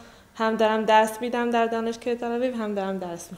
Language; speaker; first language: Persian; early bilingual, heritage; Persian